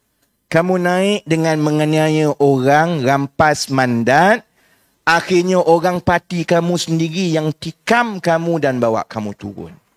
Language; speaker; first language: Malay; native; Malay